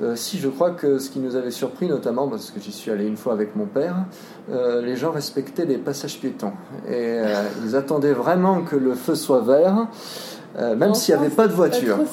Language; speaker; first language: French; native; French